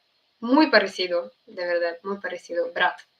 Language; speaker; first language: Spanish; non-native, fluent; Russian